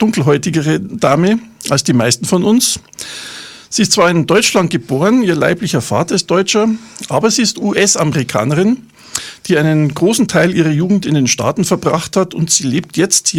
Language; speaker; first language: German; native; German